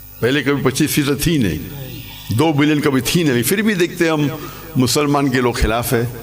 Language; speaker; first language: Urdu; non-native, local second language; English